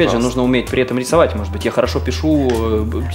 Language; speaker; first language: Russian; native; Russian